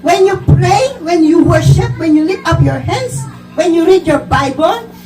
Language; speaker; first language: English; non-native, local second language; Filipino